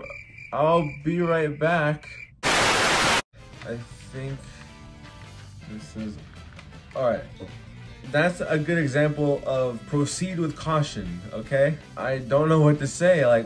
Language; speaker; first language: English; native; English